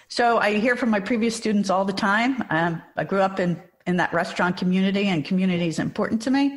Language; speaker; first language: English; native; English